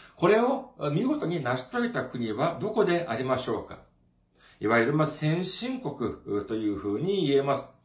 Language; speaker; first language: Japanese; non-native, fluent; Korean